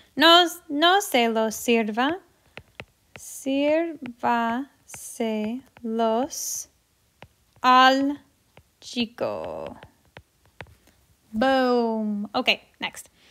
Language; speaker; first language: Spanish; non-native, fluent; English